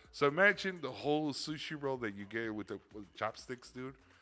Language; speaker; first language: English; early bilingual, other home language; Spanish